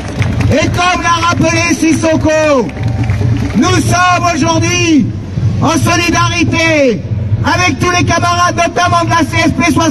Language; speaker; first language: French; native; French